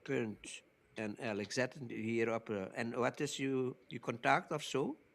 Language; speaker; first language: Dutch; non-native, local second language; Papiamento